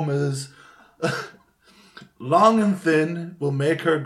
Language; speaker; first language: English; native; English